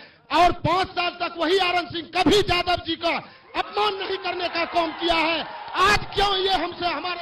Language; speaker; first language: Hindi; native; Hindi